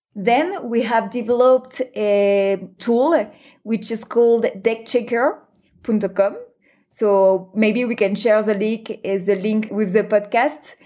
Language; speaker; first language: English; non-native, fluent; French